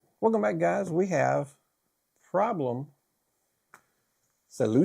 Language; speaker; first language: English; native; English